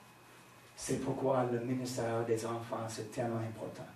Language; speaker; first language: French; non-native, fluent; English